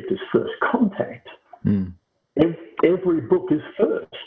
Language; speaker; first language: English; native; English